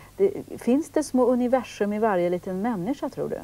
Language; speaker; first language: Swedish; native; Swedish